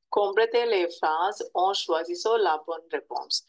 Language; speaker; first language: French; non-native, learner; Telugu